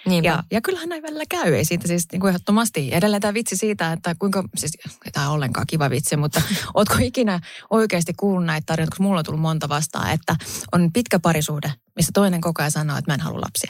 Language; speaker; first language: Finnish; native; Finnish